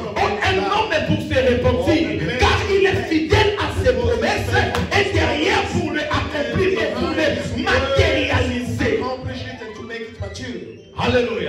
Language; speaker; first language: French; non-native, local second language; Lingala